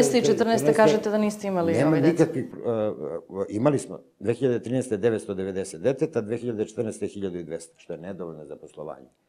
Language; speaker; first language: Serbian; native; Serbian